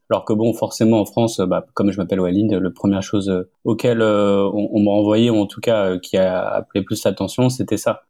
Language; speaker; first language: French; early bilingual, other home language; Arabic